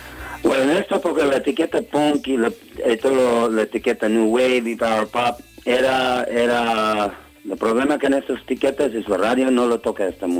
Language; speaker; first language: Spanish; non-native, fluent; English